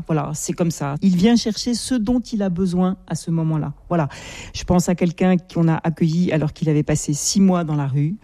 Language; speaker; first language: French; native; French